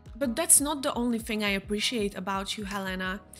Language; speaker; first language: English; non-native, fluent; Slovak